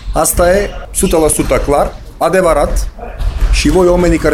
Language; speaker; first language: Romanian; non-native, learner; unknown